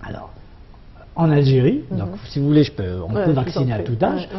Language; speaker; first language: French; non-native, local second language; Arabic